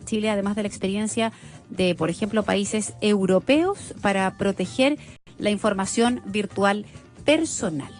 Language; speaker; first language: Spanish; native; Spanish